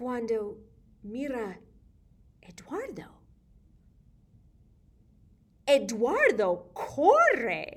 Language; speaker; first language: Spanish; non-native, fluent; English